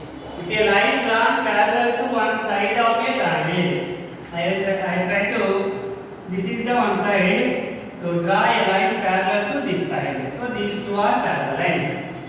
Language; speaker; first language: English; non-native, local second language; Telugu